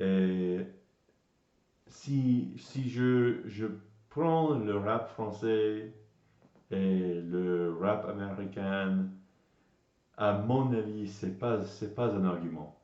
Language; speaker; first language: French; non-native, learner; English